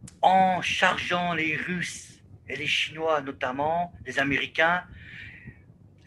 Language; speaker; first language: French; native; French